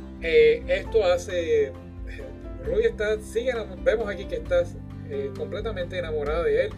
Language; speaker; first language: Spanish; native; Spanish